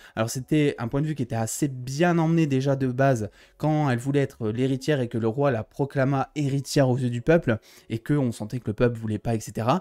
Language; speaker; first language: French; native; French